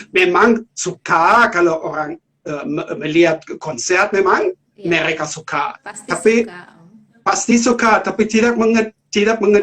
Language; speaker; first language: Indonesian; non-native, learner; German